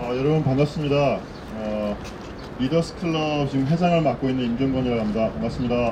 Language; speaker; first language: Korean; native; Korean